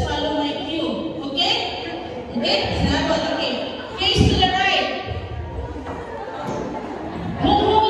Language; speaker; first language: English; non-native, local second language; Cebuano